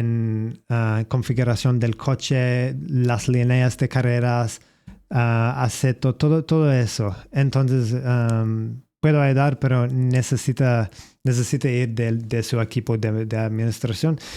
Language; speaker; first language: Spanish; non-native, learner; English